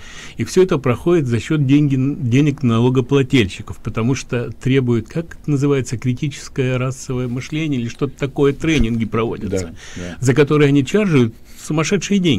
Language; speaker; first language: Russian; native; Russian